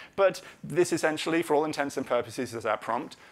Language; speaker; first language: English; native; English